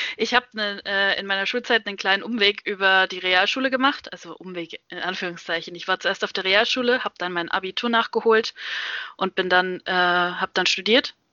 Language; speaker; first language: German; native; German